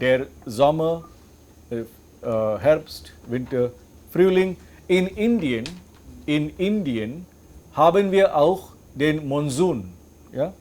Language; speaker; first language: German; non-native, fluent; English